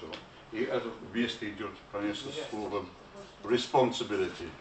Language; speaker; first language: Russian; non-native, fluent; English